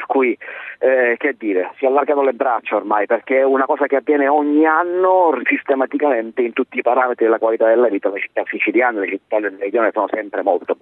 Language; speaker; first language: Italian; native; Italian